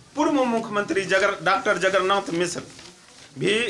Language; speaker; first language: Hindi; native; Hindi